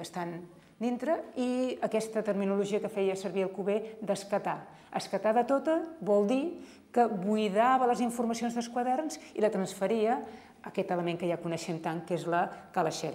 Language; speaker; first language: Catalan; native; Catalan